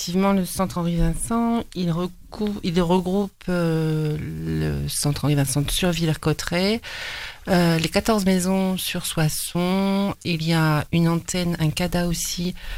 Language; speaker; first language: French; native; French